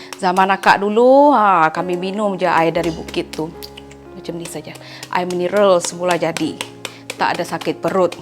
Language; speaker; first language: Malay; non-native, local second language; Iban